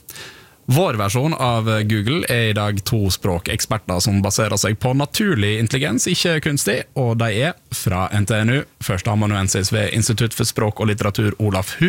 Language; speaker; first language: Norwegian; native; Norwegian